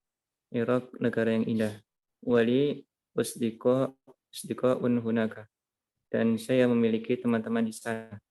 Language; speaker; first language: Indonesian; native; Indonesian